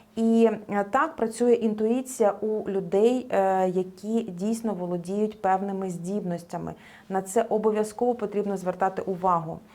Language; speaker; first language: Ukrainian; non-native, local second language; Russian